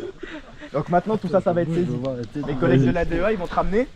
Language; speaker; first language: French; native; French